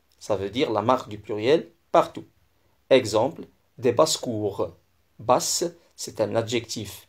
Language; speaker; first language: French; non-native, local second language; Arabic